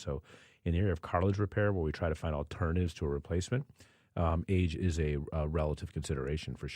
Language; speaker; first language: English; native; English